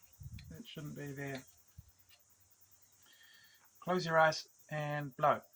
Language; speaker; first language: English; native; English